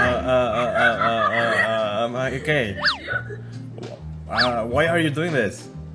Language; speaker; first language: English; non-native, fluent; Indonesian